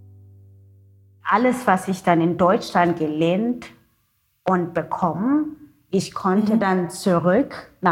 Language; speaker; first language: German; non-native, learner; Xhosa